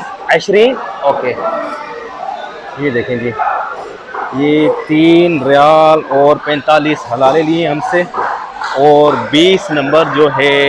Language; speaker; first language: Hindi; native; Hindi